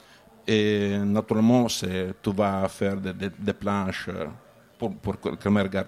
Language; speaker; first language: French; non-native, learner; Italian